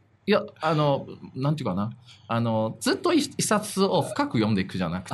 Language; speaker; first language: Japanese; non-native, fluent; Chinese